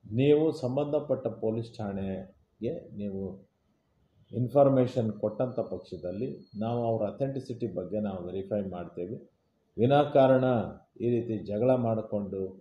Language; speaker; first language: Kannada; native; Kannada